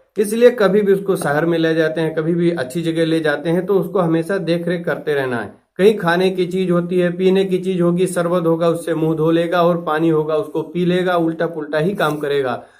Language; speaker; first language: Hindi; native; Hindi